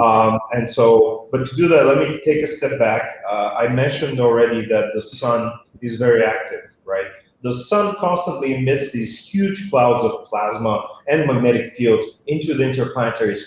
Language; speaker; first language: English; non-native, fluent; Bulgarian